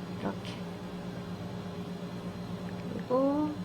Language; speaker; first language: Korean; native; Korean